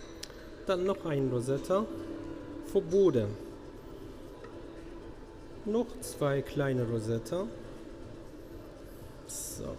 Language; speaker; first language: German; non-native, learner; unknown